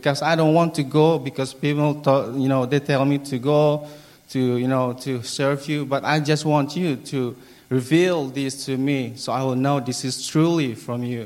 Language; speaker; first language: English; non-native, learner; Indonesian